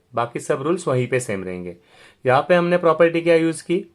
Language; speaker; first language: Hindi; non-native, local second language; Marathi